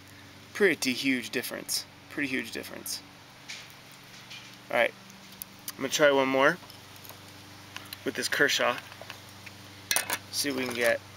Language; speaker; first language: English; native; English